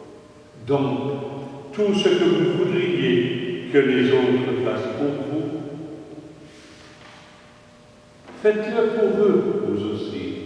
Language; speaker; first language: French; native; French